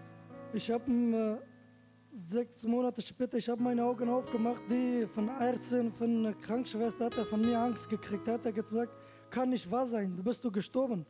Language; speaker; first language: German; non-native, learner; Turkish